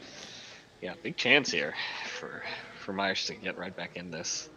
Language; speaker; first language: English; native; English